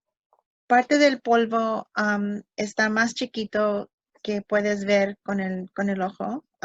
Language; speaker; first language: Spanish; early bilingual, heritage; English